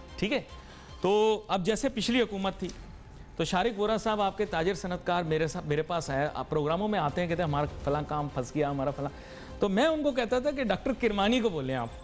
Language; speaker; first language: Urdu; non-native, local second language; Punjabi